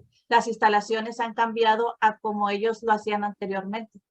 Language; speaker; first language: Spanish; native; Spanish